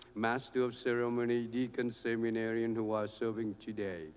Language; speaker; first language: English; non-native, fluent; Vietnamese